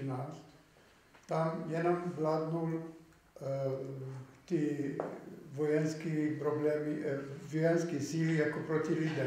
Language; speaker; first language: Czech; non-native, local second language; Arabic